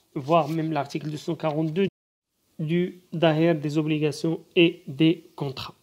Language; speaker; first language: French; non-native, local second language; Arabic